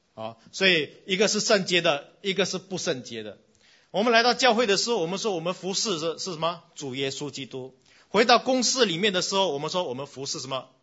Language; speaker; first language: Chinese; non-native, fluent; English